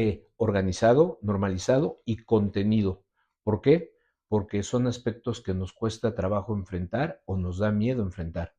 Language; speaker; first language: Spanish; native; Spanish